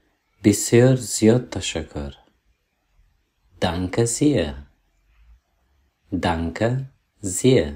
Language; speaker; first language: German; non-native, fluent; Persian